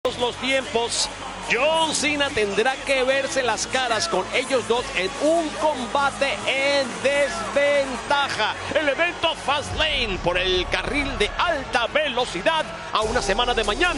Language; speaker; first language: Spanish; native; Spanish